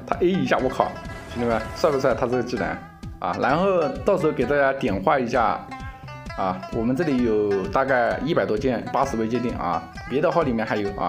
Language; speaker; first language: Chinese; native; Chinese